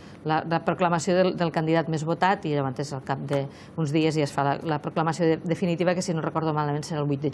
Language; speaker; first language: Catalan; native; Catalan